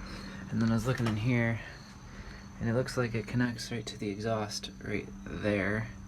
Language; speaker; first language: English; native; English